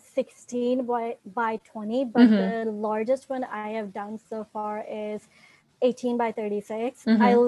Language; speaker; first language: English; non-native, local second language; Urdu